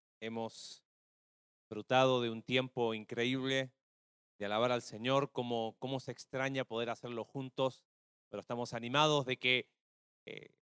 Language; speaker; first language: Spanish; native; Spanish